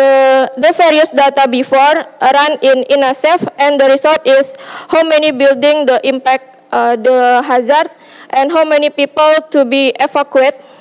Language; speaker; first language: English; non-native, learner; Indonesian